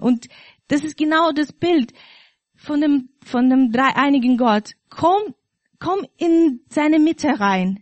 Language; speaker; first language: German; non-native, fluent; Russian